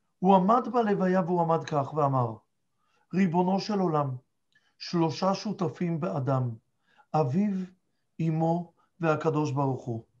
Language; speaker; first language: Hebrew; native; Hebrew